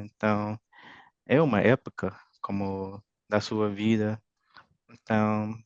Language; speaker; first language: Portuguese; non-native, fluent; English